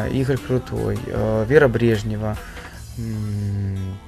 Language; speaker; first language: Ukrainian; native; Ukrainian